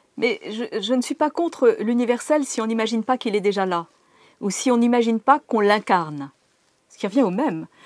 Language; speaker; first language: French; native; French